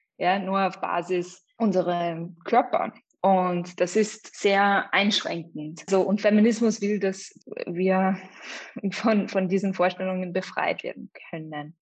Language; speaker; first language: German; non-native, fluent; English